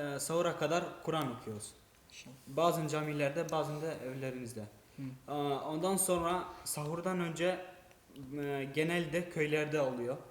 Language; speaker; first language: Turkish; non-native, fluent; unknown